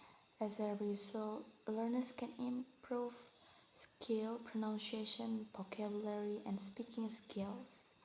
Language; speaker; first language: English; non-native, learner; Indonesian